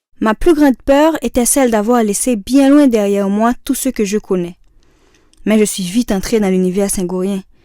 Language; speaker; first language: French; non-native, local second language; Haitian Creole